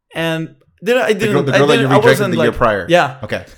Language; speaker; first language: English; non-native, fluent; Spanish